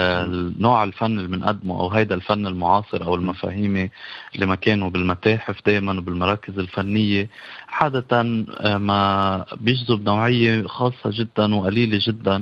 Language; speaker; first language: Arabic; native; Arabic